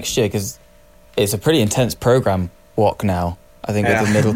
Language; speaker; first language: English; native; English